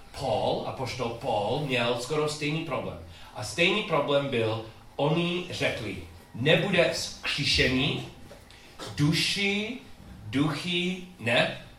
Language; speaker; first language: Czech; non-native, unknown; English